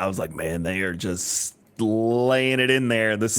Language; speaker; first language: English; native; English